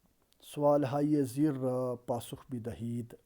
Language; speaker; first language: Persian; non-native, fluent; Urdu